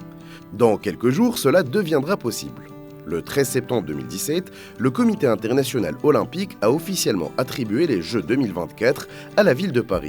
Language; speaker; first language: French; native; French